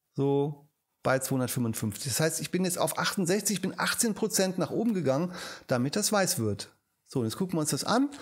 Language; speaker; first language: German; native; German